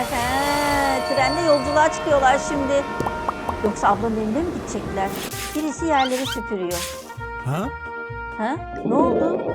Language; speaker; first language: Turkish; native; Turkish